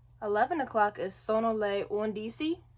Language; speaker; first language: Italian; non-native, learner; English